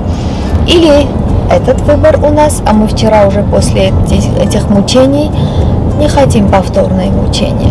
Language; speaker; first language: Russian; non-native, local second language; Armenian